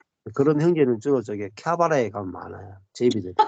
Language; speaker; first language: Korean; native; Korean